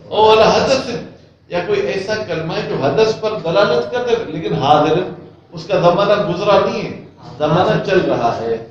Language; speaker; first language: Urdu; non-native, local second language; Sindhi